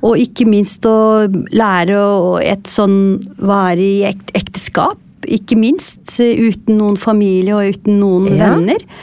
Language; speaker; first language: Norwegian; non-native, fluent; Turkish